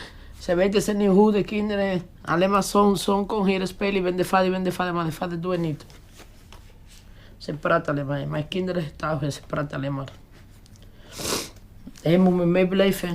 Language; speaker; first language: Dutch; non-native, learner; Spanish